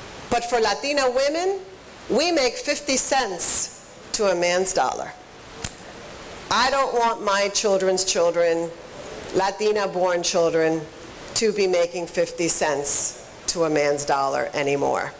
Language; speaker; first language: English; early bilingual, other home language; Spanish